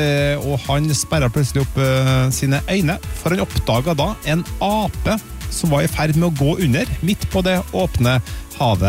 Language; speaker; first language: Norwegian; native; Norwegian